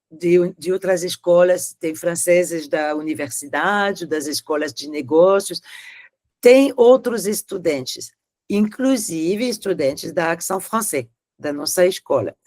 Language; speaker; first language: Portuguese; non-native, fluent; French